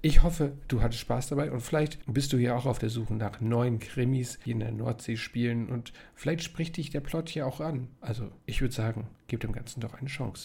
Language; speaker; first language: German; native; German